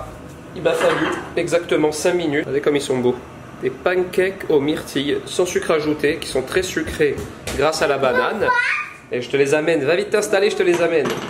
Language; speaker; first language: French; native; French